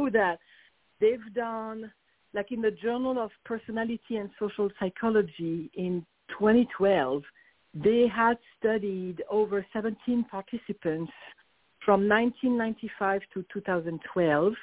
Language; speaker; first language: English; non-native, fluent; French